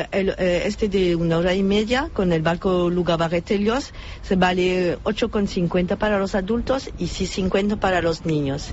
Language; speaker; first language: Spanish; non-native, fluent; French